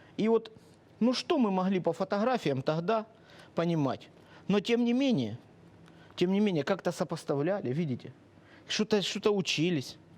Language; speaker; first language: Russian; native; Russian